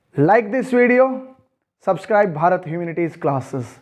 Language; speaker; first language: English; non-native, local second language; Hindi